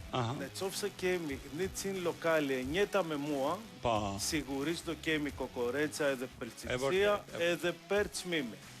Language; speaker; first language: Albanian; non-native, learner; Greek